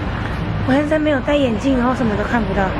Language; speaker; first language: Chinese; non-native, fluent; Thai